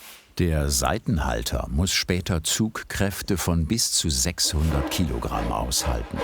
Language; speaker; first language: German; native; German